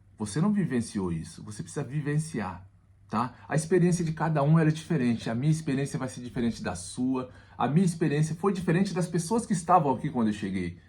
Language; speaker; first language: Portuguese; native; Portuguese